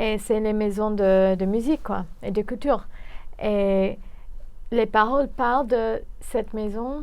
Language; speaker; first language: French; non-native, fluent; English